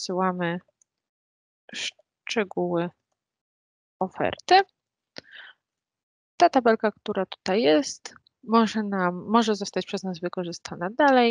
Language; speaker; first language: Polish; native; Polish